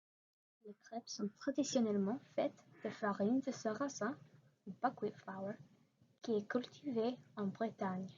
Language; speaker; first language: French; non-native, learner; English